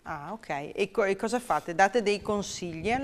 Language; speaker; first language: Italian; native; Italian